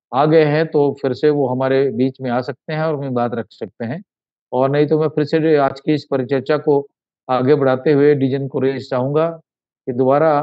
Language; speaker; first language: Hindi; native; Hindi